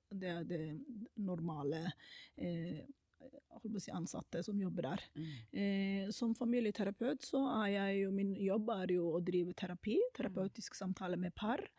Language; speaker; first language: Norwegian; non-native, fluent; Somali